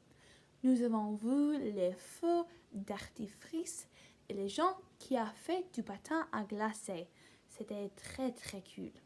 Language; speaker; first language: French; non-native, learner; English